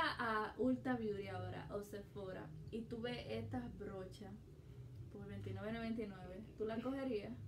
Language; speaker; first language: Spanish; early bilingual, heritage; Spanish